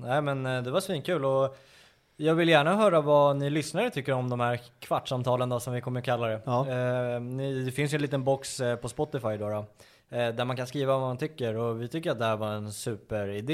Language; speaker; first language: Swedish; native; Swedish